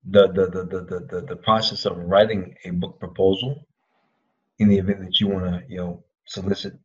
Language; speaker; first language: English; native; English